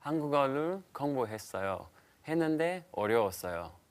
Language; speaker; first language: Korean; non-native, learner; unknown